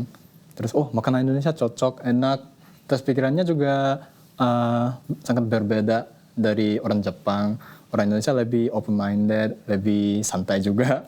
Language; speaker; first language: Indonesian; non-native, fluent; Japanese